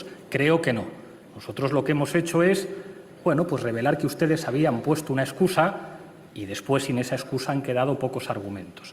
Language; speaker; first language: Spanish; native; Spanish